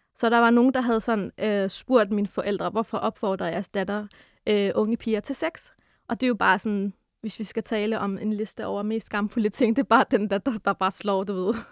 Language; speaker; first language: Danish; early bilingual, other home language; Arabic